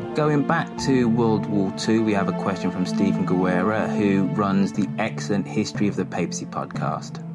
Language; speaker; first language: English; native; English